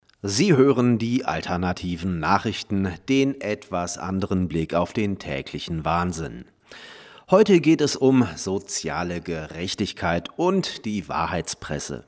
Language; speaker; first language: German; native; German